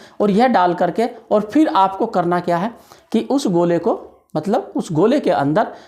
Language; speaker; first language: Hindi; native; Hindi